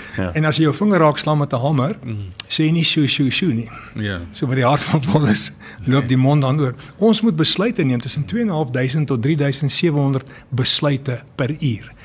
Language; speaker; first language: Afrikaans; early bilingual, other home language; English